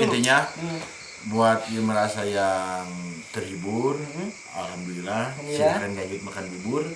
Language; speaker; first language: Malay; non-native, local second language; Sundanese